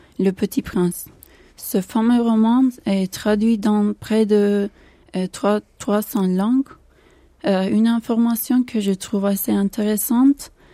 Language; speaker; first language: French; non-native, learner; Turkish